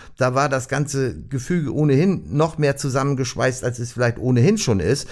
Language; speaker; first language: German; native; German